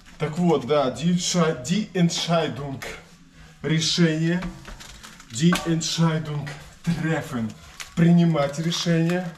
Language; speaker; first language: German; non-native, learner; Russian